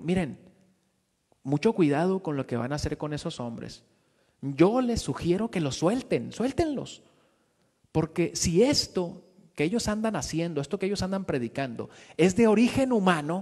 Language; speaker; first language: Spanish; native; Spanish